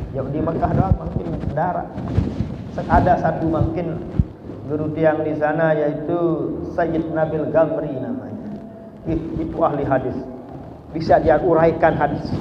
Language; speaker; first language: Malay; non-native, local second language; Sasak